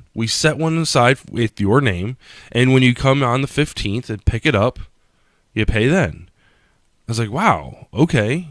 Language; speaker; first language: English; native; English